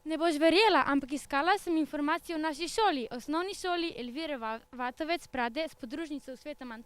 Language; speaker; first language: Slovenian; native; Slovenian